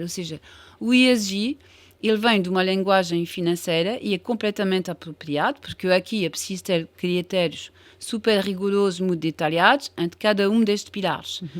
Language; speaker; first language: Portuguese; non-native, fluent; French